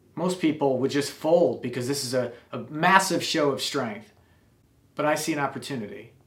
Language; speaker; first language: English; native; English